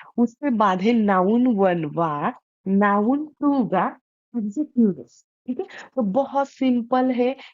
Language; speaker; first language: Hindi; non-native, local second language; Marathi